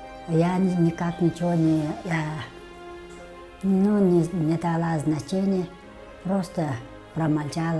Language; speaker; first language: Russian; non-native, local second language; Tuvinian